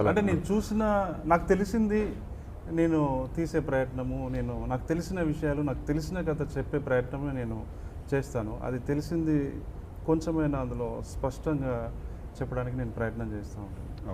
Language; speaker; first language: Telugu; native; Telugu